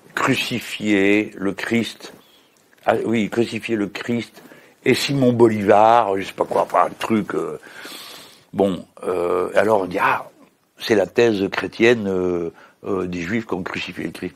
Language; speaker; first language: French; native; French